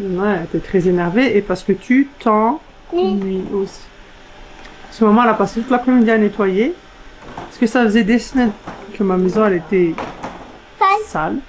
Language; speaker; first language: French; native; French